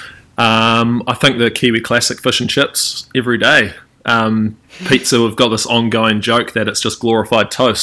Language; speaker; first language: English; native; English